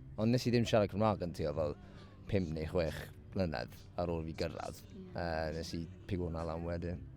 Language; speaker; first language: Welsh; non-native, local second language; English